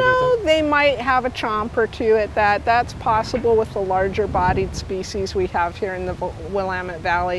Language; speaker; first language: English; native; English